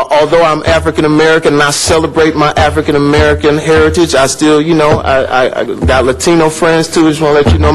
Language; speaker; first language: English; native; English